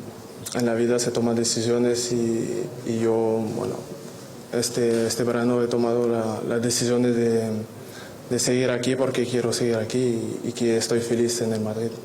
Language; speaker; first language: Spanish; non-native, fluent; French